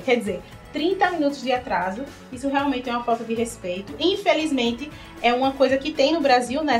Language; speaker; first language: Portuguese; native; Portuguese